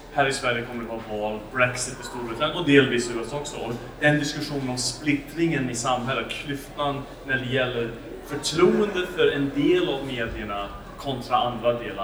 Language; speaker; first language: Swedish; non-native, fluent; English